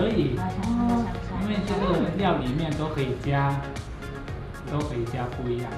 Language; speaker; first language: Chinese; non-native, fluent; Thai